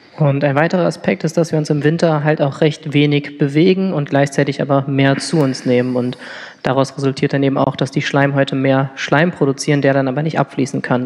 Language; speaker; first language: German; native; German